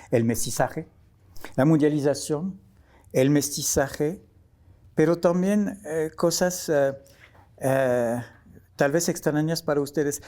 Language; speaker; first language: Spanish; non-native, fluent; French